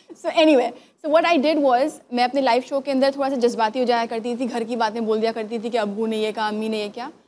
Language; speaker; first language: Urdu; native; Urdu